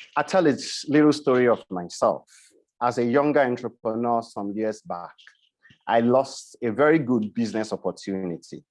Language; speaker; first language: English; non-native, local second language; Yoruba